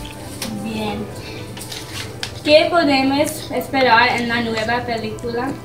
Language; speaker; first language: Spanish; non-native, learner; English